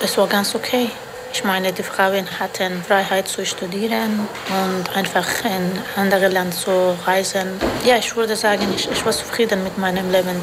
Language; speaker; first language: German; non-native, fluent; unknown